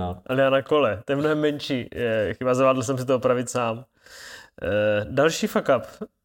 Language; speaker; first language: Czech; native; Czech